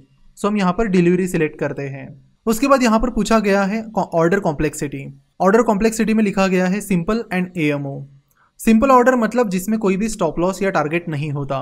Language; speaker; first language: Hindi; non-native, local second language; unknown